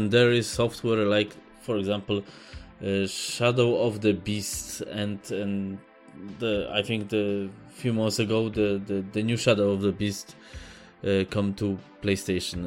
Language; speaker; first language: English; non-native, fluent; Polish